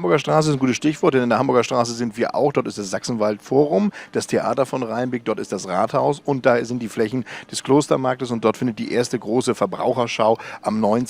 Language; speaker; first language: German; native; German